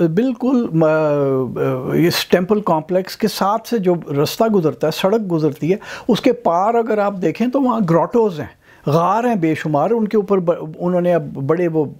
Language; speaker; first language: Urdu; non-native, local second language; Punjabi